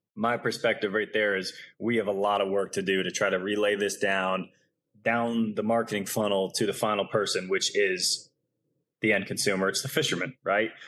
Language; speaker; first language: English; native; English